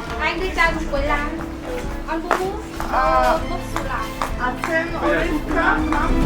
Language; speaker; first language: Polish; non-native, learner; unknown